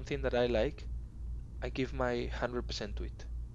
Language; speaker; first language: English; non-native, fluent; Spanish